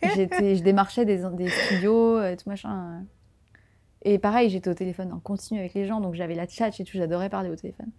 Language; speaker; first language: French; native; French